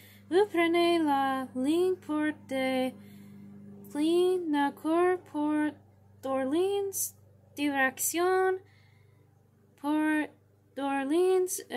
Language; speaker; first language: French; non-native, learner; English